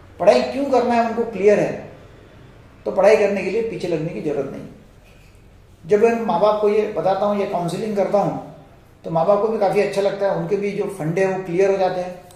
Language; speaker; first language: Hindi; non-native, local second language; Marathi